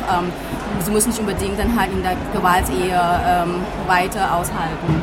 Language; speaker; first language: German; non-native, fluent; Thai